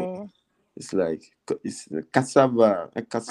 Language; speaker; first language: English; non-native, fluent; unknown